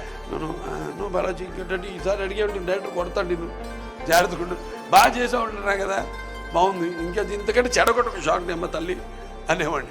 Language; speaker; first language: Telugu; native; Telugu